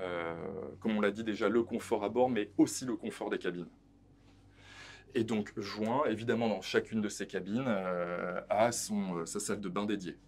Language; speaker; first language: French; native; French